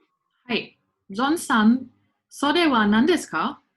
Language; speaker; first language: Japanese; non-native, learner; English